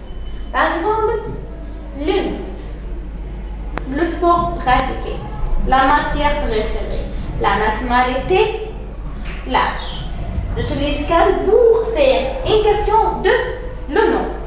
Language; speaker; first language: French; non-native, fluent; Arabic